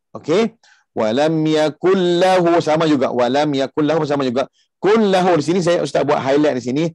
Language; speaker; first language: Malay; early bilingual, heritage; Malay